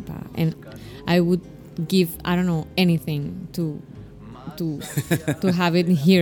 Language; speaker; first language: English; non-native, fluent; Spanish